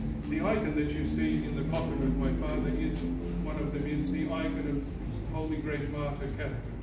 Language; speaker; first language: English; early bilingual, other home language; Russian